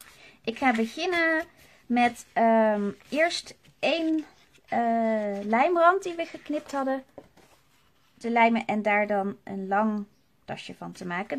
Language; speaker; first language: Dutch; native; Dutch